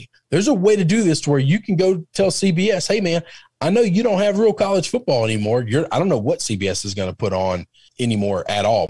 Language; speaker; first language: English; native; English